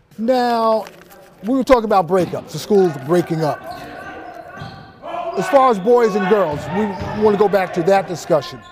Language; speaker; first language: English; native; English